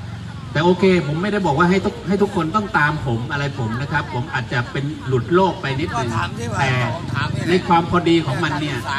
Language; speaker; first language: Thai; native; Thai